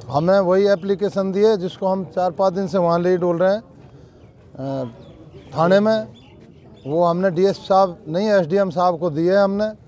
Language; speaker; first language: Hindi; native; Hindi